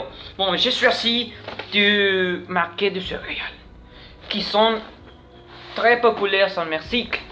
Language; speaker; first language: French; non-native, learner; Spanish